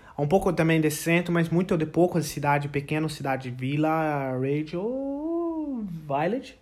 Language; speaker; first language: Portuguese; non-native, learner; English